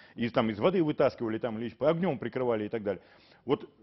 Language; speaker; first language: Russian; native; Russian